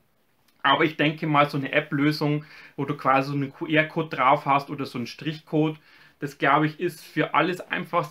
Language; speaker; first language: German; native; German